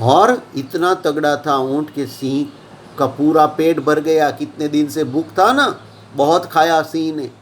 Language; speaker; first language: Hindi; non-native, local second language; Gujarati